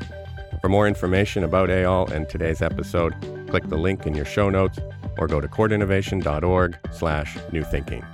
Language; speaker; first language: English; native; English